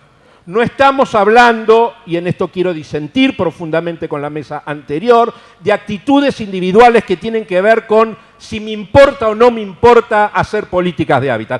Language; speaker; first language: Spanish; native; Spanish